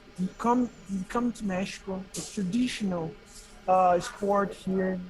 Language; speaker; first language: English; non-native, learner; Portuguese